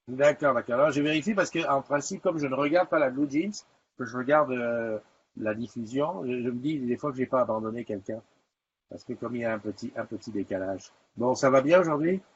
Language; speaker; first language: French; native; French